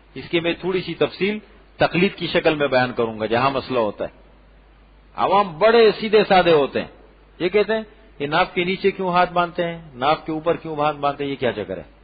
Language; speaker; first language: Urdu; non-native, local second language; Pashto